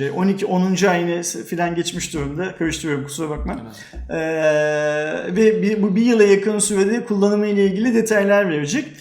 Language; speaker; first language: Turkish; native; Turkish